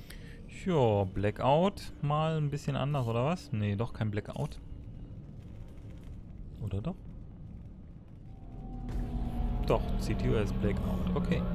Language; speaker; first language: German; native; German